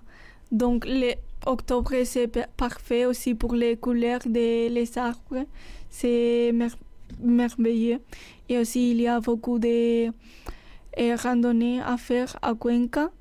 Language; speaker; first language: French; non-native, fluent; Spanish